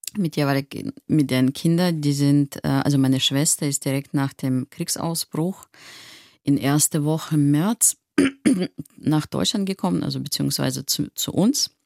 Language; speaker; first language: German; non-native, fluent; Russian